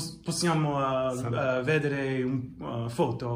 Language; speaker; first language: Italian; non-native, learner; English